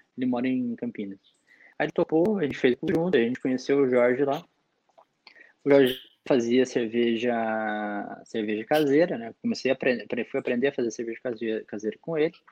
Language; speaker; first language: Portuguese; native; Portuguese